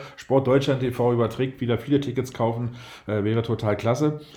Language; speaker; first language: German; native; German